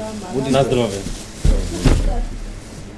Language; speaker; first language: Russian; non-native, learner; Polish